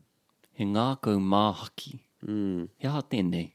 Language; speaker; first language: Māori; non-native, learner; English